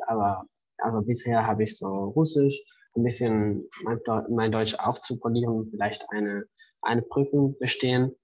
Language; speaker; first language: German; non-native, fluent; Spanish